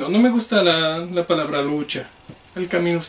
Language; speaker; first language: Spanish; non-native, fluent; French